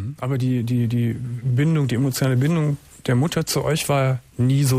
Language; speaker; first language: German; native; German